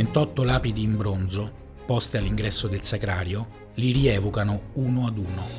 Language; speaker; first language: Italian; native; Italian